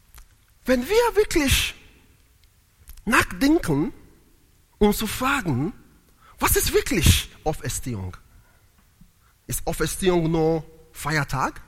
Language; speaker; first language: German; non-native, learner; Italian